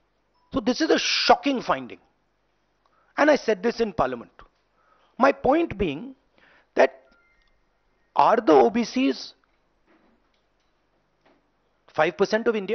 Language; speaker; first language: English; non-native, local second language; Hindi